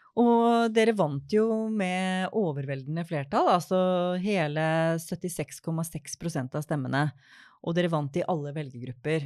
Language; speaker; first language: Norwegian; native; Norwegian